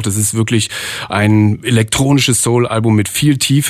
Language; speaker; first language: German; native; German